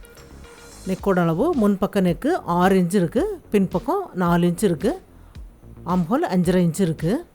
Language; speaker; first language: Tamil; native; Tamil